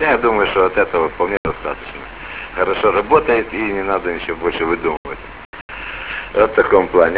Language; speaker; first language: Russian; native; Russian